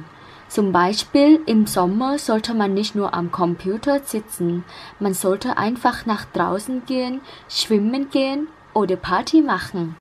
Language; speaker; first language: German; non-native, learner; Thai